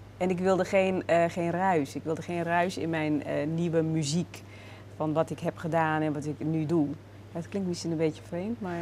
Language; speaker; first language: Dutch; native; Dutch